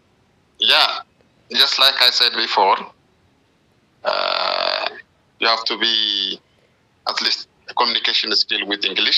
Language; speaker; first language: English; non-native, learner; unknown